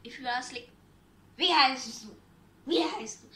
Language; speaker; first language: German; non-native, learner; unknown